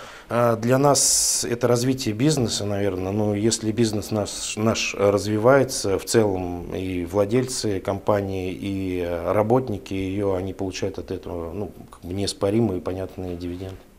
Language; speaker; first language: Russian; native; Russian